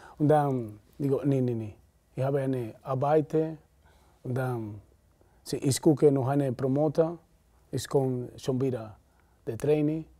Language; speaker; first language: German; non-native, learner; Spanish